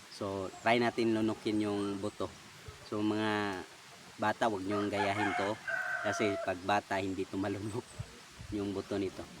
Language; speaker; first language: Filipino; non-native, local second language; Cebuano